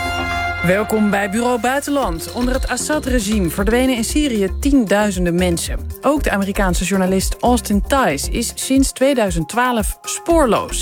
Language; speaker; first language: Dutch; native; Dutch